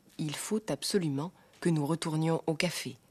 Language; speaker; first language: French; non-native, fluent; German